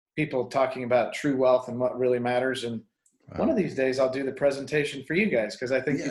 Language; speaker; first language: English; native; English